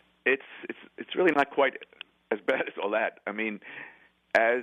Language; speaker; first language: English; native; English